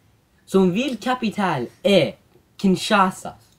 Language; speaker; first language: French; non-native, learner; English